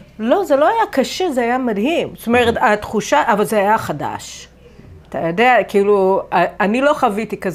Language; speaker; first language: Hebrew; non-native, fluent; English